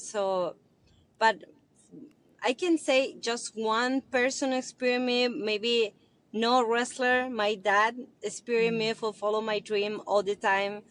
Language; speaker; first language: English; non-native, learner; Spanish